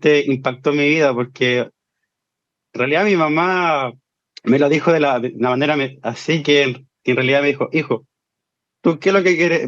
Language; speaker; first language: Spanish; native; Spanish